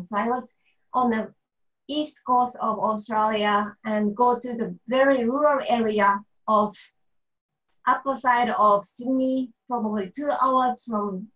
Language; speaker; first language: English; non-native, learner; Japanese